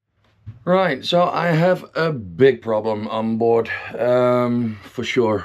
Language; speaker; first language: English; non-native, fluent; Dutch